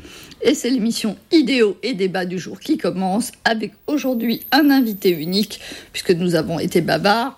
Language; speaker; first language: French; native; French